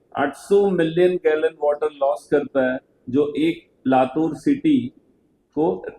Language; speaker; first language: Hindi; non-native, local second language; Marathi